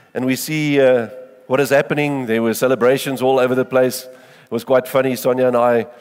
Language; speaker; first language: English; non-native, local second language; Afrikaans